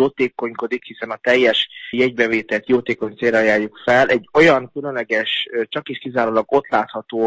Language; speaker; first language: Hungarian; native; Hungarian